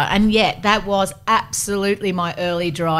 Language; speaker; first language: English; native; English